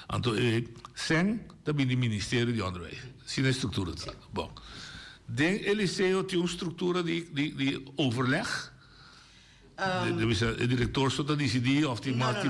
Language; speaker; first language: Dutch; non-native, local second language; Papiamento